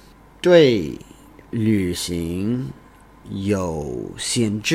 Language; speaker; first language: Chinese; non-native, learner; English